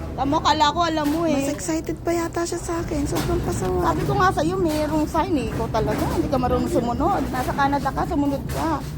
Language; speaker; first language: Filipino; native; Filipino